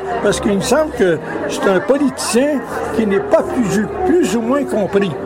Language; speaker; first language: French; native; French